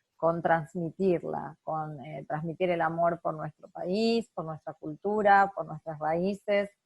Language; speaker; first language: Spanish; native; Spanish